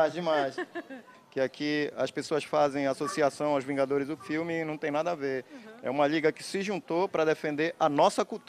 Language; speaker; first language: Portuguese; native; Portuguese